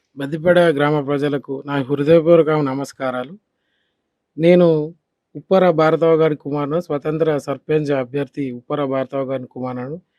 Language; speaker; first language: Telugu; native; Telugu